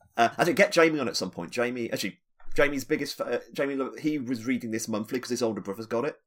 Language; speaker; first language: English; native; English